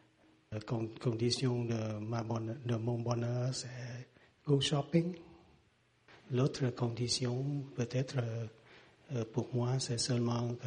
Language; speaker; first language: French; non-native, learner; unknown